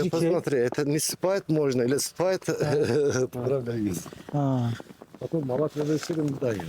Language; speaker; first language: Russian; non-native, learner; Turkish